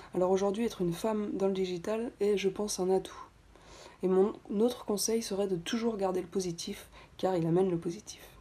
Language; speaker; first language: French; native; French